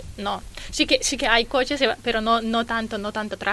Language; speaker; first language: Spanish; non-native, learner; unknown